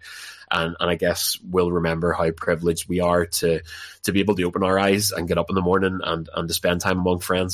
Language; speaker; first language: English; native; English